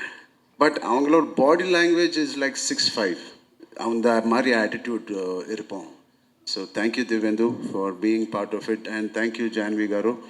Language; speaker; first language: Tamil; non-native, local second language; Telugu